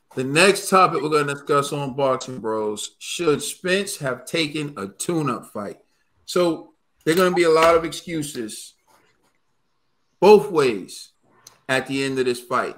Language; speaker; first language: English; native; English